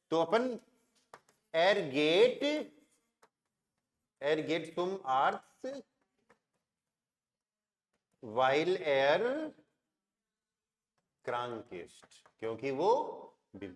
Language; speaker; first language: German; non-native, fluent; Hindi